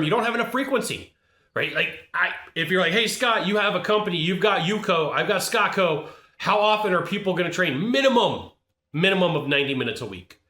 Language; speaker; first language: English; native; English